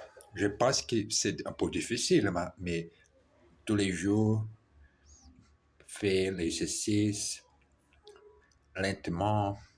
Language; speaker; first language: French; non-native, learner; Portuguese